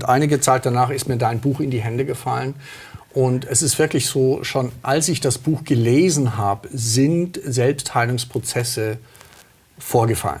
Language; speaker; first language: German; native; German